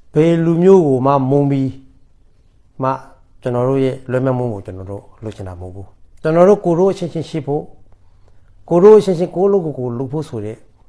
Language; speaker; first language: Burmese; native; Burmese